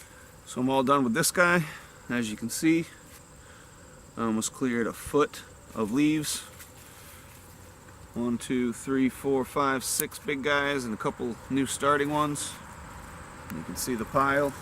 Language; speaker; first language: English; native; English